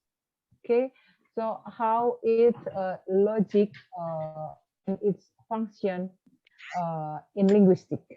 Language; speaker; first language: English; non-native, fluent; Indonesian